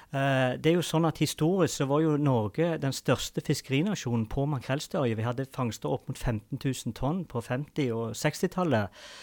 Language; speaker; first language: Norwegian; native; Norwegian